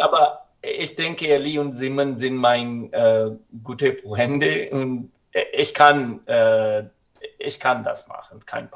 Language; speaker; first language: German; non-native, learner; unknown